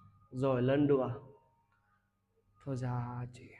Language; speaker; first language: Vietnamese; non-native, learner; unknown